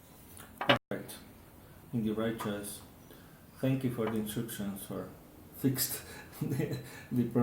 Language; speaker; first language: English; non-native, learner; Spanish